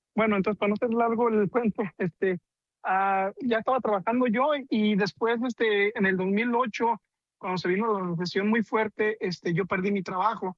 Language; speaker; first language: Spanish; native; Spanish